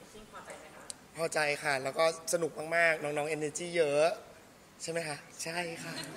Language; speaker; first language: Thai; native; Thai